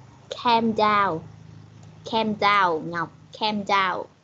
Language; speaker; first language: English; non-native, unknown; Vietnamese